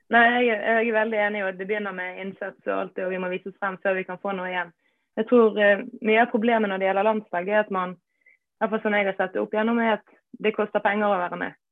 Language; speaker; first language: Norwegian; native; Norwegian